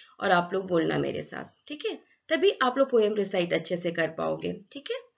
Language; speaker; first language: Hindi; non-native, local second language; Assamese